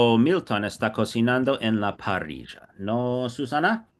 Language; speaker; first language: Spanish; non-native, fluent; English